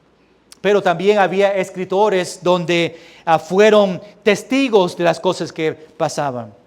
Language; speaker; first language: Spanish; early bilingual, heritage; Spanish